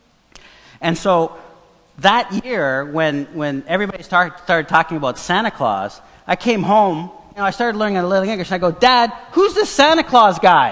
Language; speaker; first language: English; non-native, fluent; Portuguese